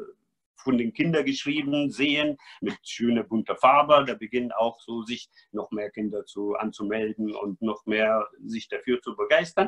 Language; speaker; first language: German; non-native, fluent; Arabic